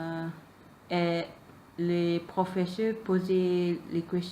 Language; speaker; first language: French; non-native, learner; Malay